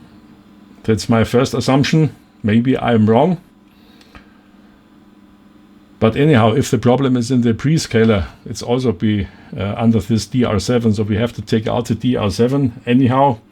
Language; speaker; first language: English; non-native, fluent; German